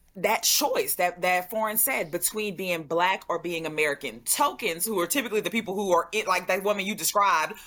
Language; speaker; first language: English; native; English